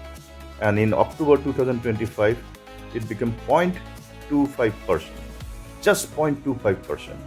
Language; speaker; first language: English; non-native, local second language; Assamese